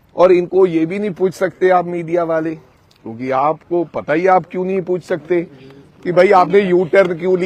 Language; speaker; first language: Hindi; non-native, local second language; Punjabi